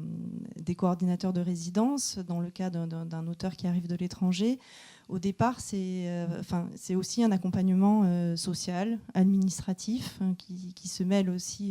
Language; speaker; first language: French; native; French